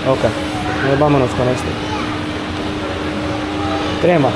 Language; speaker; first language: Spanish; non-native, learner; English